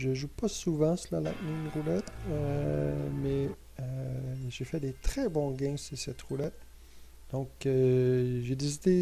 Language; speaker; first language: French; native; French